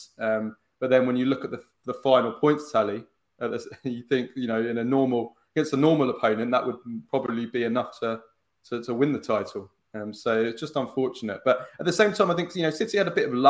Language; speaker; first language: English; native; English